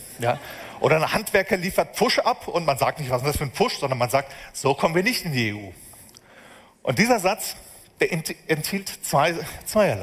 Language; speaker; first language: German; native; German